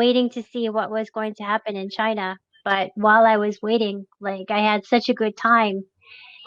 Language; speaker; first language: English; non-native, local second language; French